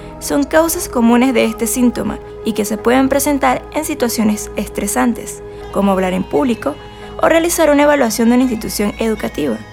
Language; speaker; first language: Spanish; native; Spanish